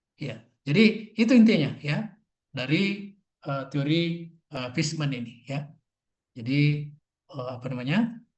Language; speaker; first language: Indonesian; non-native, local second language; Buginese